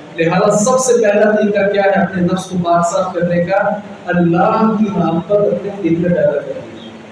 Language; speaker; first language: Urdu; non-native, local second language; Punjabi